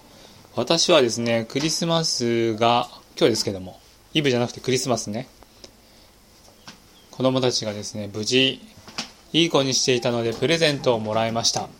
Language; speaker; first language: Japanese; native; Japanese